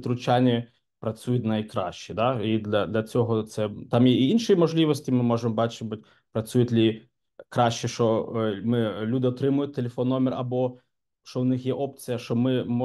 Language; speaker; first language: Ukrainian; non-native, local second language; Russian